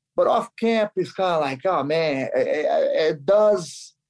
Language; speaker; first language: English; non-native, learner; Kyrgyz